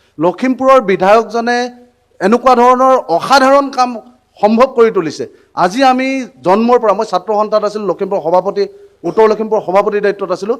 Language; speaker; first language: Assamese; native; Assamese